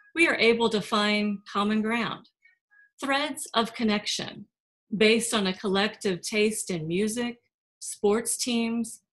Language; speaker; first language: English; native; English